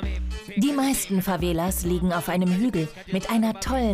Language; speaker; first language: German; native; German